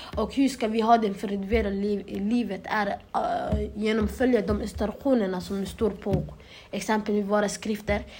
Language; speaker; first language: Swedish; early bilingual, other home language; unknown